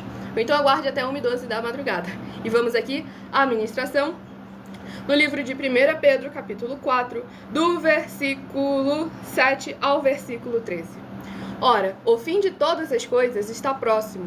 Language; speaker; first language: Portuguese; native; Portuguese